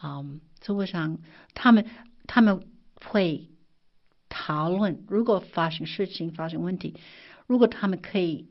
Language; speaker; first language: Chinese; non-native, fluent; English